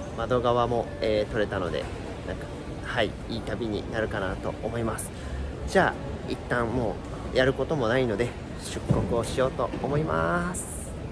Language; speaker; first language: Japanese; native; Japanese